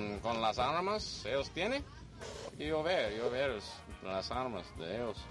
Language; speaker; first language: Spanish; non-native, learner; English